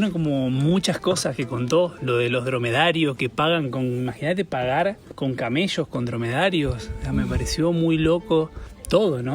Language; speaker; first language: Spanish; native; Spanish